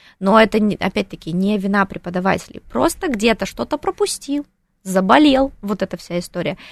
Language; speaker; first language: Russian; non-native, local second language; Ukrainian